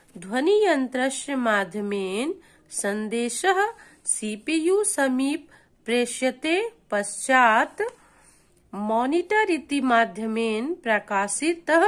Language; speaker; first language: Hindi; native; Hindi